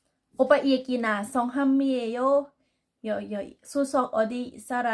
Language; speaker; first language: Korean; non-native, learner; Thai